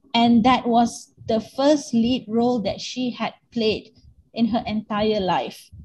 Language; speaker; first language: English; non-native, local second language; Malay